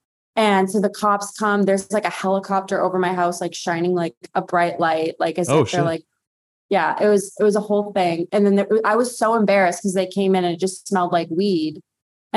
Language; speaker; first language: English; native; English